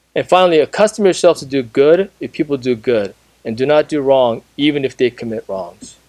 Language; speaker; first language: English; native; English